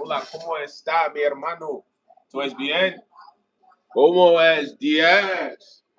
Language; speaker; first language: Spanish; non-native, learner; English